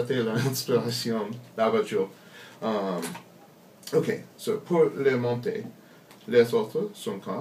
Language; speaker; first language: French; non-native, learner; English